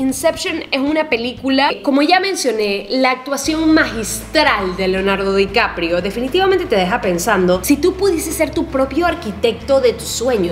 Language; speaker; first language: Spanish; native; Spanish